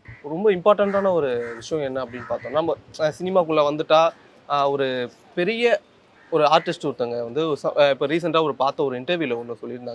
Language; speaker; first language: Tamil; native; Tamil